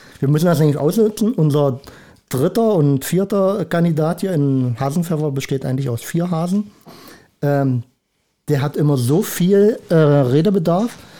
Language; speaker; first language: German; native; German